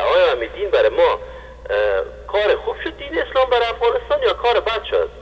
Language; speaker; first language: Persian; native; Persian